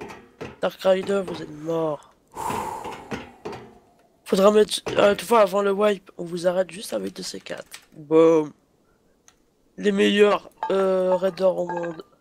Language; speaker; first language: French; native; French